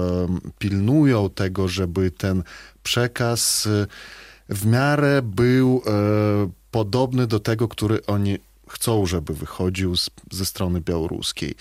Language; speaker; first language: Polish; non-native, fluent; Belarusian